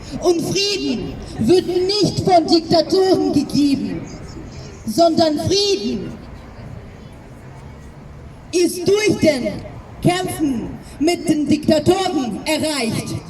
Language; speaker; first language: German; non-native, fluent; Ukrainian